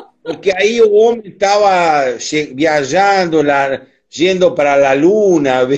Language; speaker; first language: Portuguese; non-native, learner; Spanish